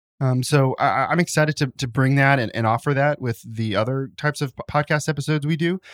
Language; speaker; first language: English; native; English